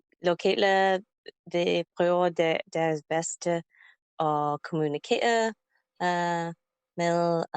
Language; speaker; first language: Danish; non-native, learner; English